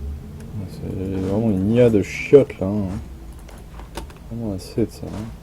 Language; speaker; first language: French; native; French